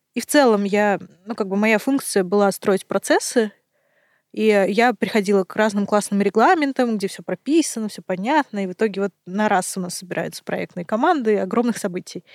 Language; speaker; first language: Russian; native; Russian